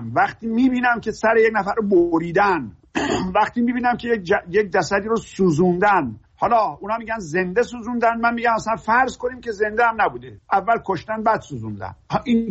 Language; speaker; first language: Persian; native; Persian